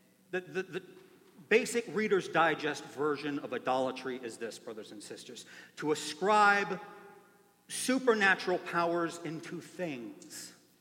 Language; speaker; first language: English; native; English